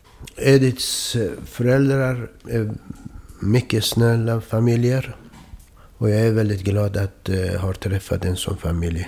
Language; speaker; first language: Swedish; non-native, fluent; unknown